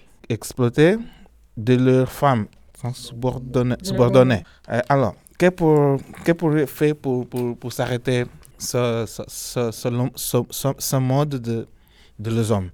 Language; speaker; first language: French; non-native, learner; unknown